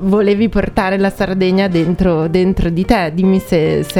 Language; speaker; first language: Italian; native; Italian